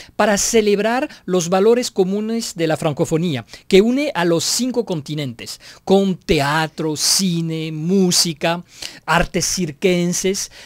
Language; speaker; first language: Spanish; non-native, fluent; French